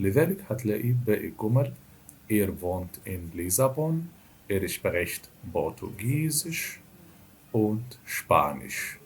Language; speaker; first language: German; non-native, fluent; Arabic